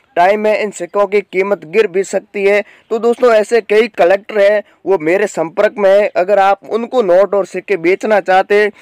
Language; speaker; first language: Hindi; native; Hindi